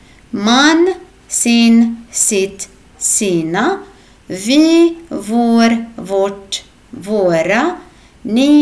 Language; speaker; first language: Swedish; non-native, fluent; Arabic